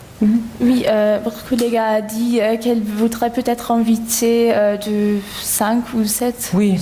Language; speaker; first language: French; non-native, fluent; German